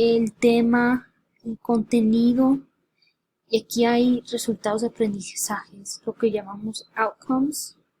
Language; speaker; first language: Spanish; early bilingual, heritage; Spanish